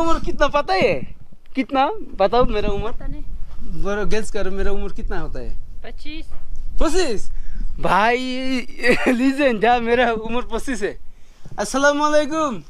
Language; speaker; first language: Hindi; non-native, learner; Bangla